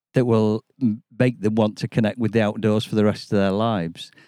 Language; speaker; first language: English; native; English